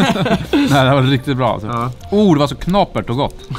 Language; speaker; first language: Swedish; native; Swedish